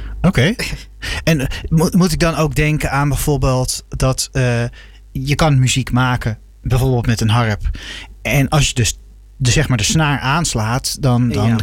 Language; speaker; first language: Dutch; native; Dutch